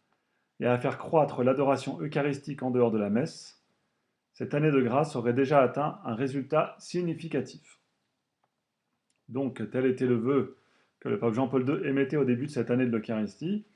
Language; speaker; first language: French; native; French